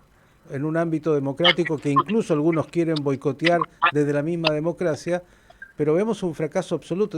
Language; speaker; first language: Spanish; native; Spanish